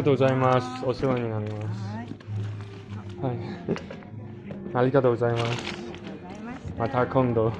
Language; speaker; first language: Japanese; non-native, learner; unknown